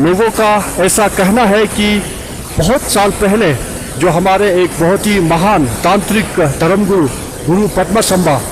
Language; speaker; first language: Hindi; native; Hindi